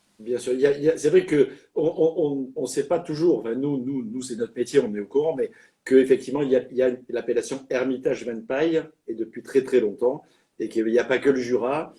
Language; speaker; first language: French; native; French